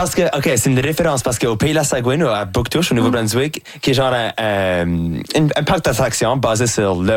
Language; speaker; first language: French; native; French